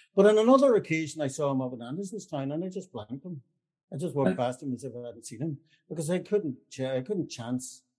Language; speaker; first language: English; native; English